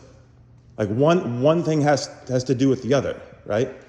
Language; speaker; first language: English; native; English